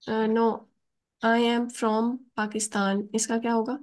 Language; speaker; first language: Urdu; native; Urdu